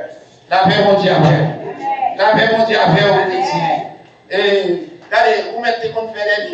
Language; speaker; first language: French; non-native, local second language; Haitian Creole